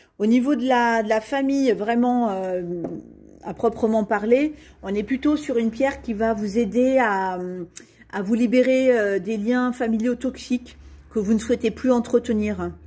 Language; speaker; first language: French; native; French